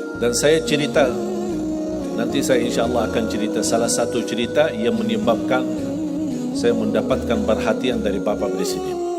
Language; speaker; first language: Indonesian; non-native, fluent; Arabic